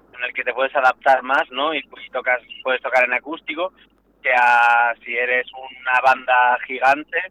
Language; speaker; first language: Spanish; native; Spanish